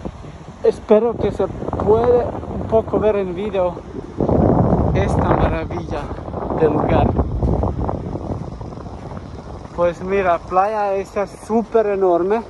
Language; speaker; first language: Spanish; non-native, learner; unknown